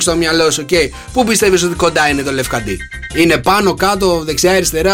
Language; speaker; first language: Greek; native; Greek